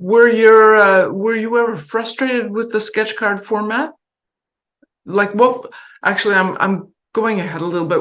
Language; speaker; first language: English; non-native, fluent; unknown